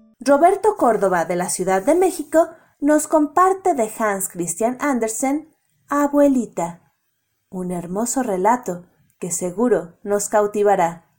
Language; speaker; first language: Spanish; native; Spanish